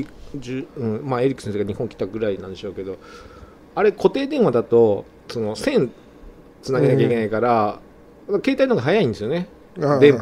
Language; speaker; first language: Japanese; native; Japanese